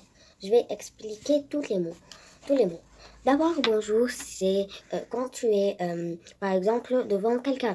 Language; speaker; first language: French; non-native, learner; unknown